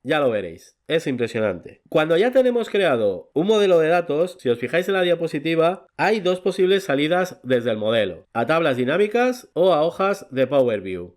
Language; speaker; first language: Spanish; native; Spanish